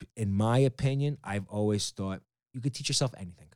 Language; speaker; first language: English; native; English